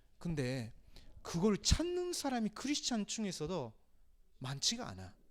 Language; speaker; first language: Korean; non-native, fluent; Japanese